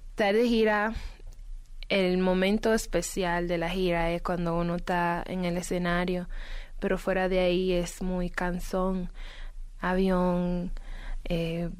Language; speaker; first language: Spanish; native; Spanish